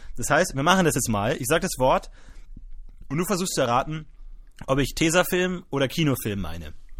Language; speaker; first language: German; native; German